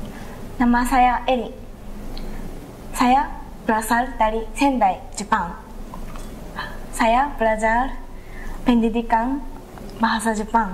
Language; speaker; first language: Indonesian; non-native, learner; Japanese